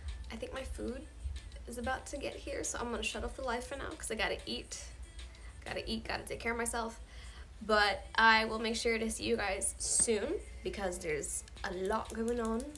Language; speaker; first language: English; native; English